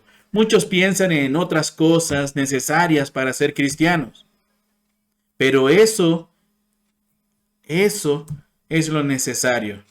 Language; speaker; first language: Spanish; non-native, fluent; English